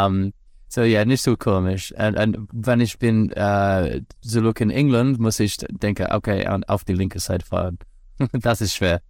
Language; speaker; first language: German; non-native, learner; English